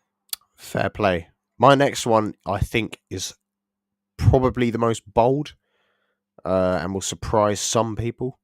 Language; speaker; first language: English; native; English